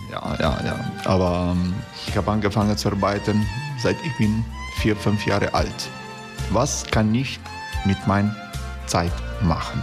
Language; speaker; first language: German; non-native, learner; Croatian